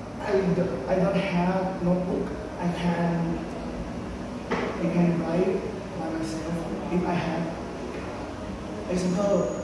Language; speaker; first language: English; non-native, learner; Thai